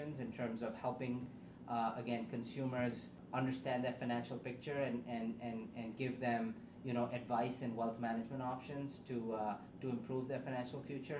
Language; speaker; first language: English; non-native, local second language; Urdu